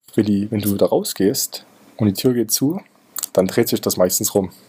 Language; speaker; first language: German; native; German